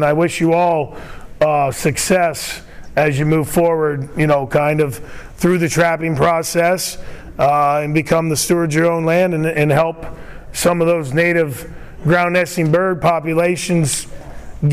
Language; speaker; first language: English; native; English